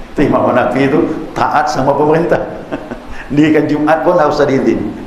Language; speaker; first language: Malay; native; Malay